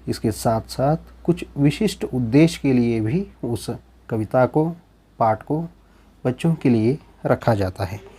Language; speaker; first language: Hindi; non-native, local second language; Kannada